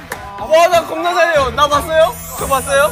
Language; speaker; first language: Korean; native; Korean